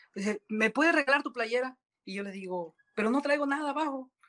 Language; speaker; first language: Spanish; native; Spanish